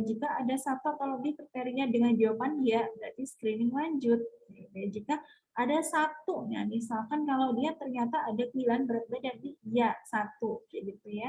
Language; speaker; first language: Indonesian; native; Indonesian